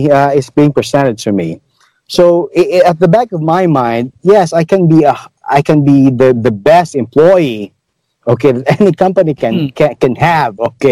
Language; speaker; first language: English; non-native, local second language; Hiligaynon